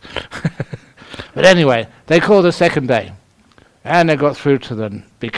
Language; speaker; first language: English; native; English